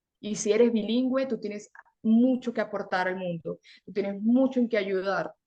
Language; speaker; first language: Spanish; native; Spanish